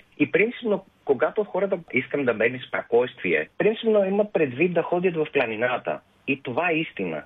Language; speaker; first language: Bulgarian; non-native, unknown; Greek